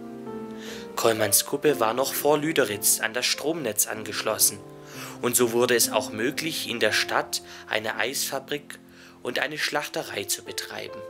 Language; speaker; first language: German; native; German